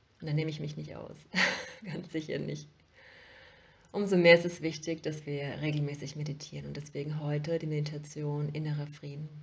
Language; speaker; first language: German; native; German